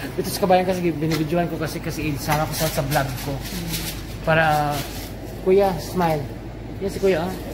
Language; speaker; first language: Filipino; non-native, local second language; Cebuano